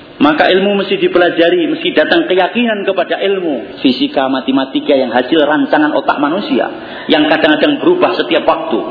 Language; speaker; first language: Indonesian; non-native, local second language; Javanese